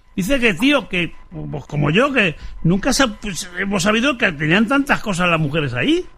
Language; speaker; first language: Spanish; native; Spanish